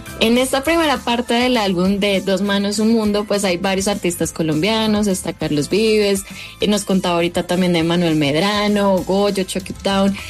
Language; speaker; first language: Spanish; native; Spanish